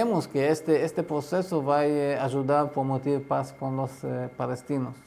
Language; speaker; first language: Spanish; non-native, learner; Arabic